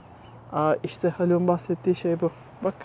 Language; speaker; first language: Turkish; native; Turkish